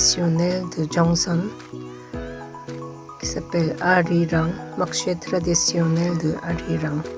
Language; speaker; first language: French; non-native, fluent; Korean